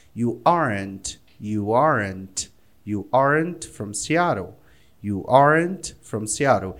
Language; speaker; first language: English; non-native, fluent; Portuguese